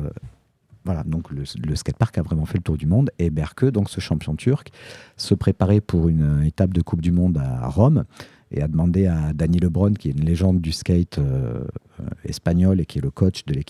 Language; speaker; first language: French; native; French